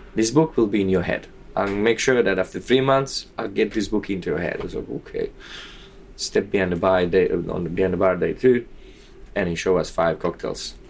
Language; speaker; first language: English; non-native, fluent; Slovak